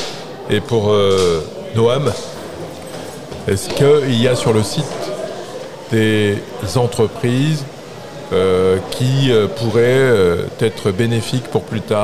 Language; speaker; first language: French; native; French